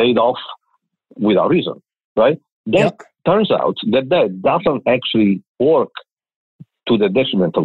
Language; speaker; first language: English; non-native, fluent; Italian